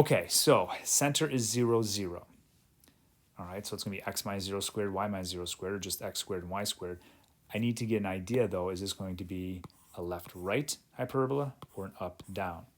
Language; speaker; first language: English; native; English